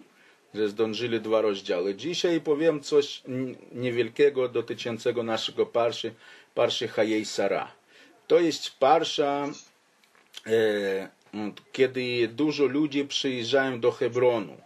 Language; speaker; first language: Polish; non-native, fluent; Ukrainian